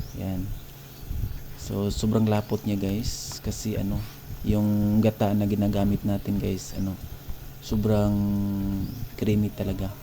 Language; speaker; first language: Filipino; non-native, local second language; Cebuano